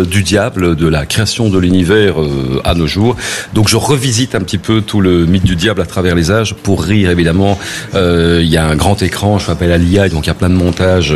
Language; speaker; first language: French; native; French